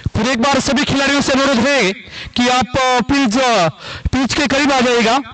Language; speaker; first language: Hindi; non-native, local second language; Marathi